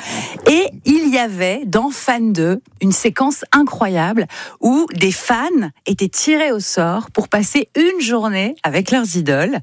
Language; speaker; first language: French; native; French